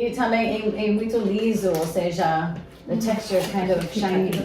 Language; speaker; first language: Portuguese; non-native, fluent; English